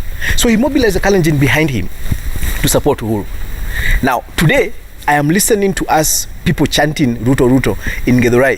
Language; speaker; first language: English; non-native, local second language; Kikuyu